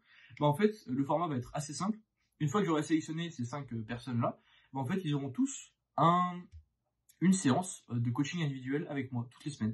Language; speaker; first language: French; native; French